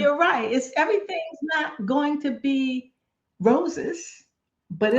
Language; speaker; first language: English; native; English